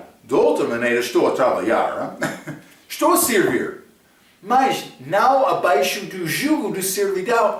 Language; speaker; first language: Portuguese; non-native, fluent; English